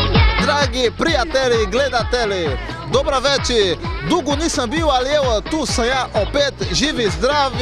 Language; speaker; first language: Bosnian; non-native, learner; Portuguese